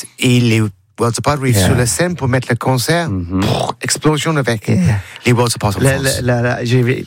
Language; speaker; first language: French; non-native, learner; English